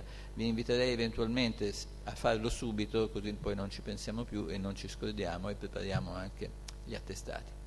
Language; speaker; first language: Italian; native; Italian